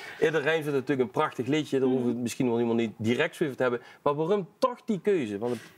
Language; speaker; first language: Dutch; non-native, local second language; Limburgish